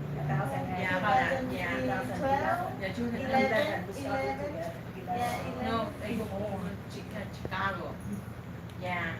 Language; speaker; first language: English; non-native, learner; Vietnamese